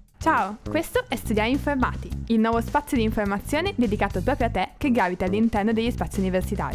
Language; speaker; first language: Italian; native; Italian